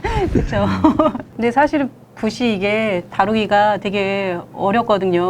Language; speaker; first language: Korean; native; Korean